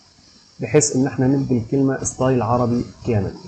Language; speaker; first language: Arabic; native; Arabic